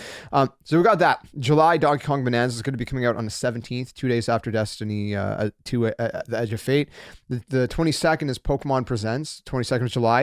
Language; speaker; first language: English; native; English